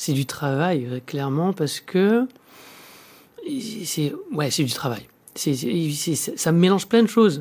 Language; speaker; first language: French; native; French